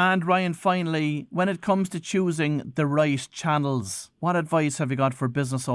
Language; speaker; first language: English; native; English